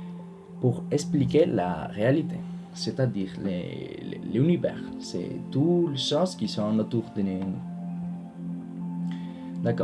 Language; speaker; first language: French; non-native, learner; Spanish